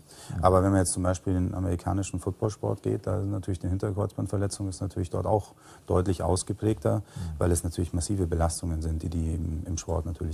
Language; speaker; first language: German; native; German